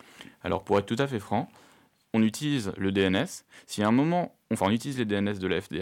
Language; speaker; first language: French; native; French